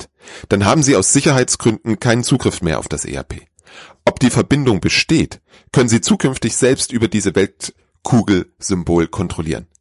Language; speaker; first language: German; native; German